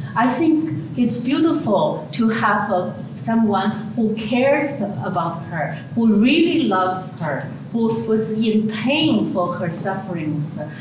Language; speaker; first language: English; non-native, fluent; Chinese